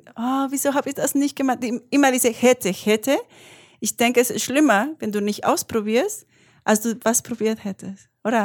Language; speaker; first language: German; non-native, learner; Spanish